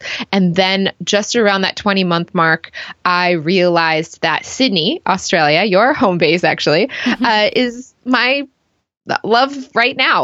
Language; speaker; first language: English; native; English